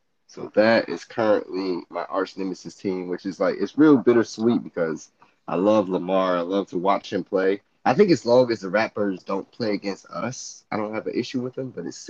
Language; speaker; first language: English; native; English